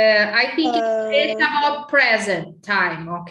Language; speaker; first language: English; non-native, fluent; Portuguese